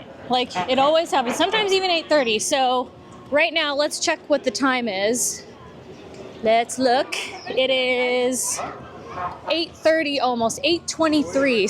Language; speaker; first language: English; native; English